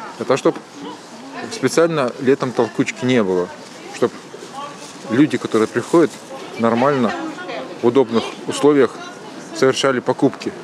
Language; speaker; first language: Russian; native; Russian